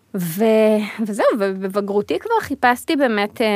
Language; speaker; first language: Hebrew; early bilingual, other home language; Russian